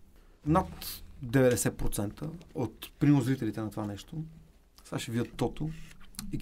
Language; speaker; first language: Bulgarian; native; Bulgarian